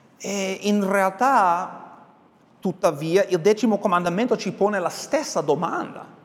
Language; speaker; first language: Italian; non-native, fluent; English